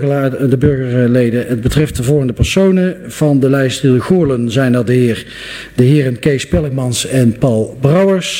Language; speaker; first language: Dutch; native; Dutch